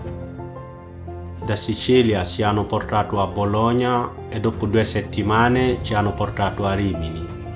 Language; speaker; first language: Italian; non-native, fluent; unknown